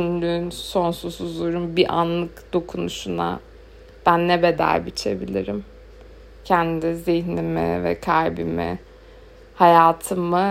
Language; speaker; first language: Turkish; native; Turkish